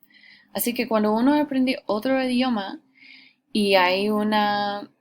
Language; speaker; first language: Spanish; non-native, fluent; English